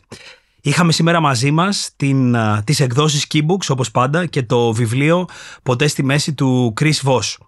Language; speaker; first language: Greek; native; Greek